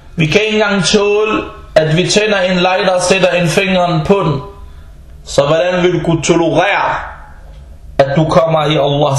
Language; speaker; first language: Danish; early bilingual, other home language; Arabic